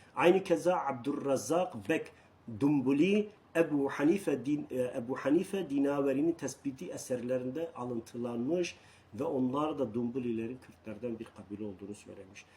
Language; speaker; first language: Turkish; non-native, local second language; Kurdish